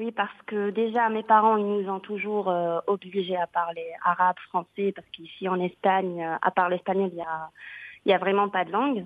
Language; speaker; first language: French; non-native, local second language; Arabic